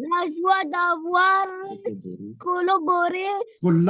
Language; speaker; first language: French; non-native, learner; Arabic